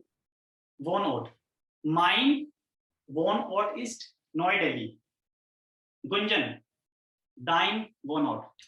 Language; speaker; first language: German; non-native, learner; Hindi